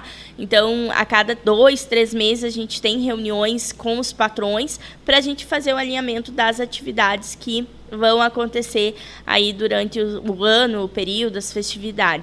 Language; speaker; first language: Portuguese; native; Portuguese